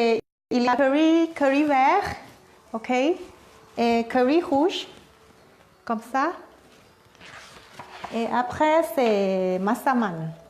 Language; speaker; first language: French; non-native, learner; Thai